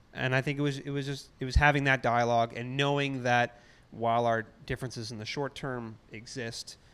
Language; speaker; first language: English; native; English